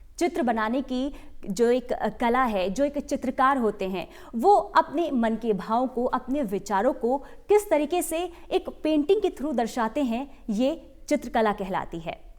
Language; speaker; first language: Hindi; native; Hindi